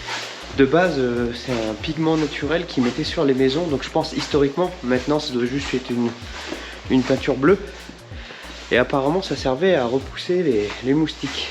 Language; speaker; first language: French; native; French